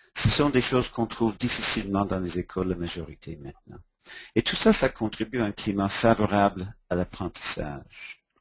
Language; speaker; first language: French; non-native, local second language; English